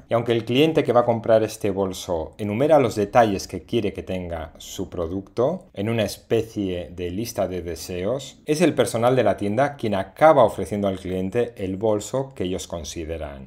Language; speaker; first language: Spanish; native; Spanish